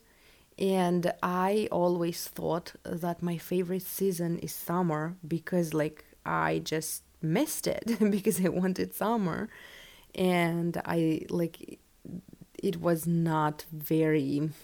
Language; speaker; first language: English; non-native, fluent; Russian